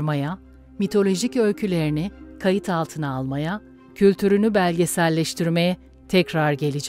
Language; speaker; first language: Turkish; native; Turkish